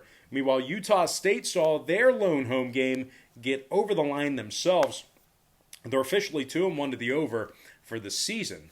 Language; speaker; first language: English; native; English